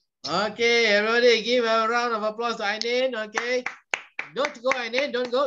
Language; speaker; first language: English; non-native, local second language; Malay